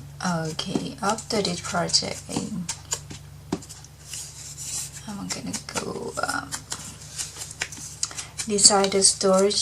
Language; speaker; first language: English; non-native, learner; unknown